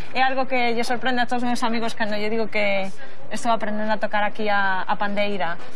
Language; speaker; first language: Galician; native; Galician